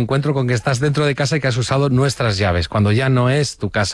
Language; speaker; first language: Spanish; native; Spanish